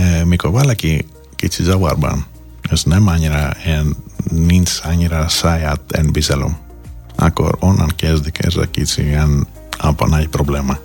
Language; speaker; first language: Hungarian; non-native, fluent; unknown